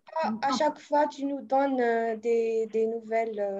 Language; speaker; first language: French; non-native, local second language; Arabic